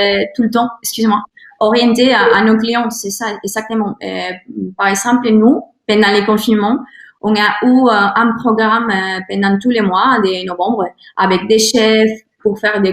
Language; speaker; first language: French; non-native, learner; Spanish